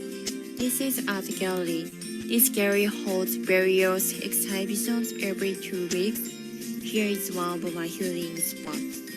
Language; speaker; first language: English; non-native, learner; Japanese